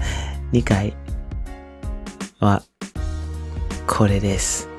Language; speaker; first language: Japanese; non-native, learner; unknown